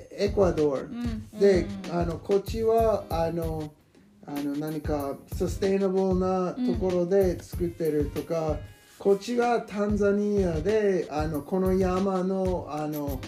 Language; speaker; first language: Japanese; non-native, learner; English